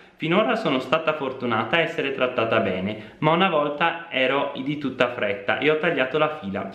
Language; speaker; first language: Italian; native; Italian